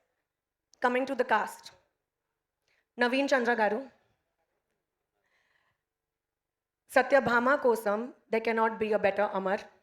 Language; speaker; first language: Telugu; non-native, learner; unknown